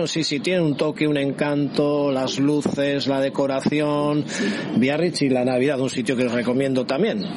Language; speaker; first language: Spanish; native; Spanish